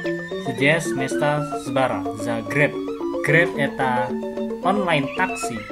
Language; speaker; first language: Russian; non-native, learner; Indonesian